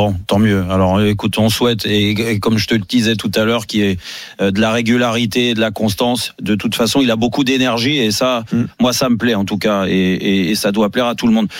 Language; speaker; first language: French; native; French